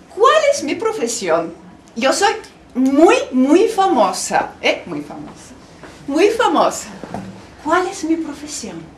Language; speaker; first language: Spanish; non-native, fluent; Bulgarian